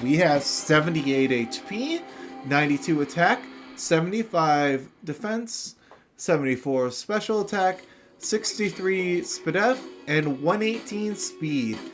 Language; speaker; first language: English; native; English